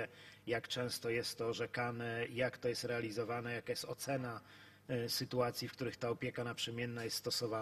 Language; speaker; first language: Polish; native; Polish